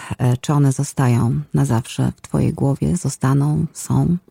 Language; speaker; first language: Polish; native; Polish